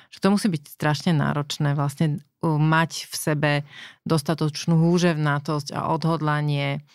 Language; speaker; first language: Slovak; native; Slovak